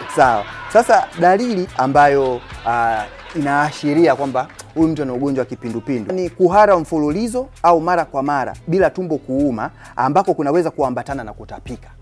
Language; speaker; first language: Swahili; native; Swahili